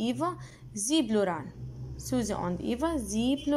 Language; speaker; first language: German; non-native, learner; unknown